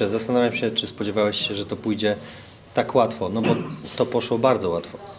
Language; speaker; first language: Polish; native; Polish